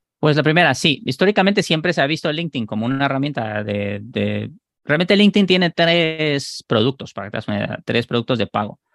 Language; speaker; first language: Spanish; native; Spanish